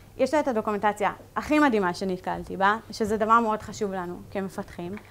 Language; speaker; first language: Hebrew; native; Hebrew